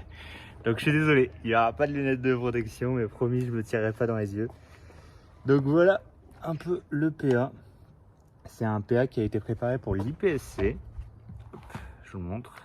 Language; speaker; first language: French; native; French